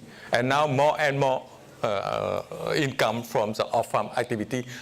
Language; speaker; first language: English; non-native, fluent; Vietnamese